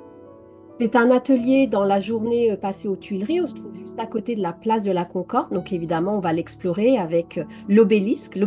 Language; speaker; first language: French; native; French